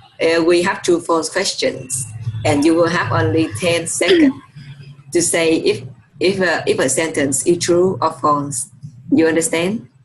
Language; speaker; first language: English; non-native, fluent; Vietnamese